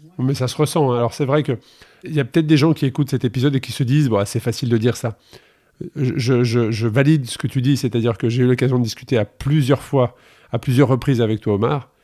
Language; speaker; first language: French; native; French